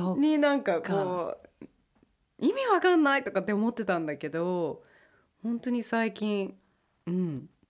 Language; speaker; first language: Japanese; early bilingual, heritage; English